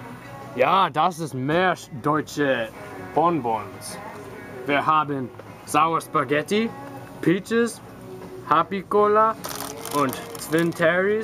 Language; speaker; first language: German; non-native, learner; English